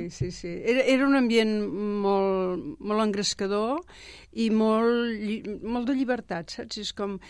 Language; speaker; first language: Catalan; native; Catalan